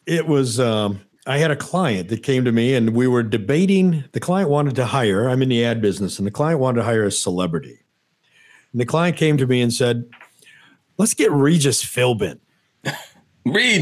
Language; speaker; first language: English; native; English